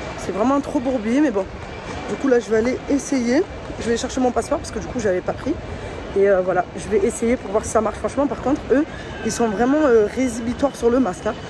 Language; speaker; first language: French; early bilingual, other home language; Fula